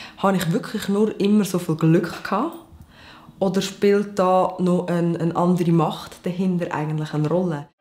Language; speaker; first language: German; early bilingual, other home language; Portuguese